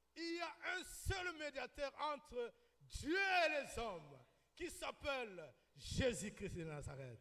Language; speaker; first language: French; non-native, local second language; Lingala